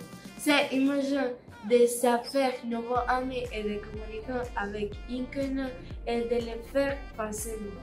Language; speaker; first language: French; non-native, learner; Spanish